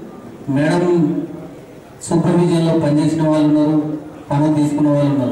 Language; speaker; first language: Telugu; native; Telugu